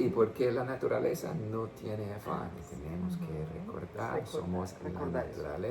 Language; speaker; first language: Spanish; non-native, fluent; English